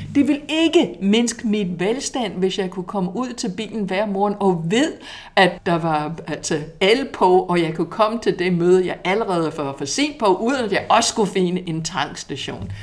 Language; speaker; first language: Danish; non-native, fluent; English